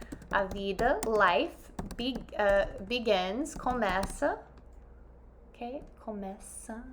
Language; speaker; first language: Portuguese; non-native, fluent; English